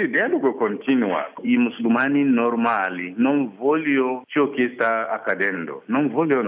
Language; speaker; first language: Italian; non-native, fluent; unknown